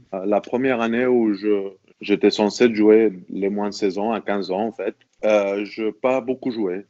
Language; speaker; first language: French; non-native, fluent; Greek